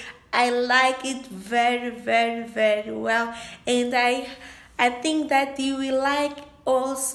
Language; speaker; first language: English; non-native, learner; Portuguese